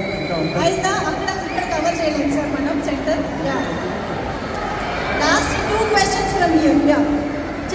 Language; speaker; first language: Telugu; native; Telugu